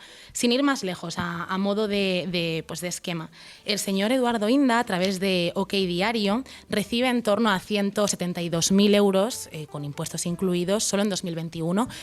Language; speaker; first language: Spanish; native; Spanish